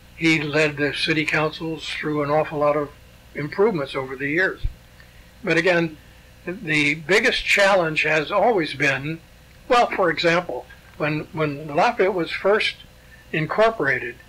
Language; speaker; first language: English; native; English